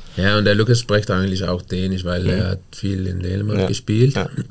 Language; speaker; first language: German; non-native, fluent; Danish